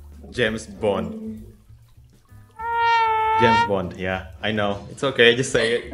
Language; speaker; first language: English; non-native, fluent; Indonesian